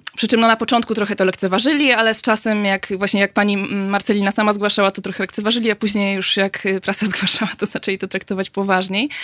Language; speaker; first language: Polish; native; Polish